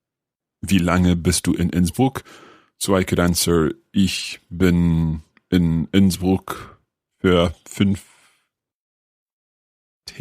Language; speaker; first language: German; non-native, learner; English